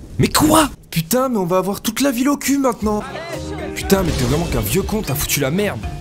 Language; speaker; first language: French; native; French